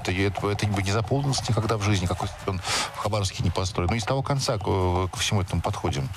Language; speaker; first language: Russian; native; Russian